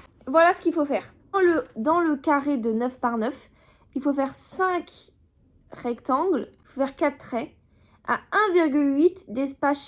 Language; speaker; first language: French; native; French